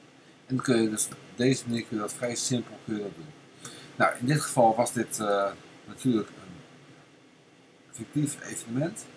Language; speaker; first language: Dutch; native; Dutch